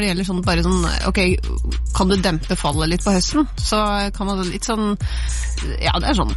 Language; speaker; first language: Norwegian; native; Norwegian